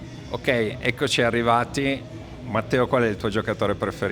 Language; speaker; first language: Italian; native; Italian